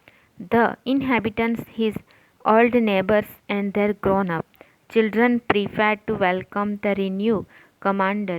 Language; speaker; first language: English; non-native, local second language; Gujarati